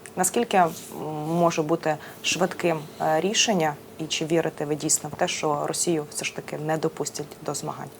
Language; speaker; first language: Ukrainian; native; Ukrainian